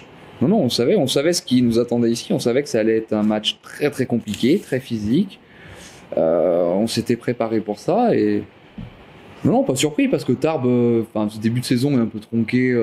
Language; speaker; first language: French; native; French